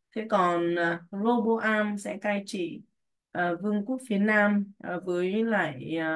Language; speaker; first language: Vietnamese; native; Vietnamese